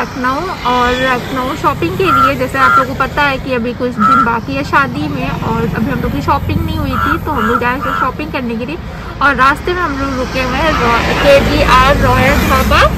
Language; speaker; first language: Hindi; native; Hindi